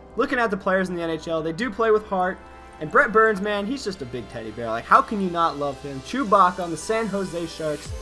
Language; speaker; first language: English; native; English